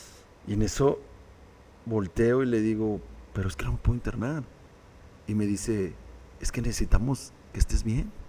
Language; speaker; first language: Spanish; native; Spanish